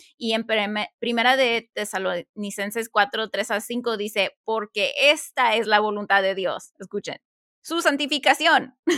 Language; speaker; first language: Spanish; early bilingual, heritage; Spanish